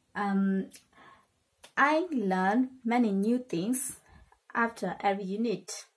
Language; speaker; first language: English; non-native, fluent; Burmese